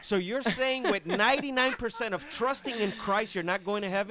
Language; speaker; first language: English; early bilingual, other home language; Spanish